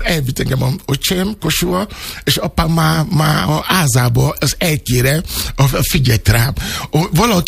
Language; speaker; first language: Hungarian; non-native, learner; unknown